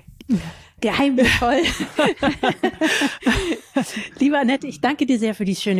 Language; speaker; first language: German; native; German